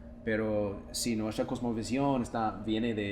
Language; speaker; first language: Spanish; non-native, fluent; English